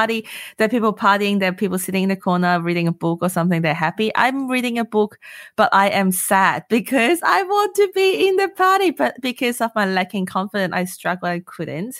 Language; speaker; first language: English; non-native, local second language; Cantonese